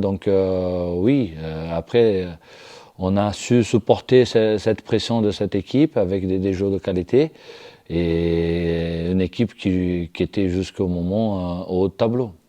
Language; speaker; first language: French; non-native, fluent; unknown